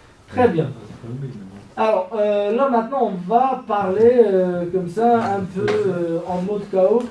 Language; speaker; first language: French; non-native, fluent; Kurdish